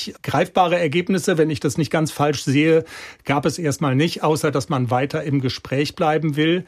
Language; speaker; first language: German; native; German